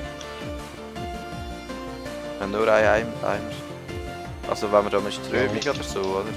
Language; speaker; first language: German; native; German